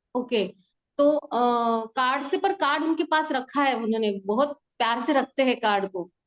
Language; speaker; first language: Hindi; non-native, local second language; Marathi